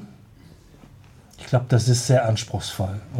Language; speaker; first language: German; native; German